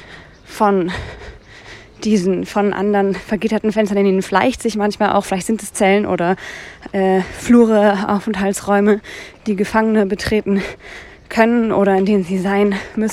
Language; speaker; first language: German; native; German